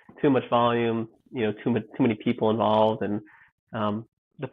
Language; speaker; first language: English; native; English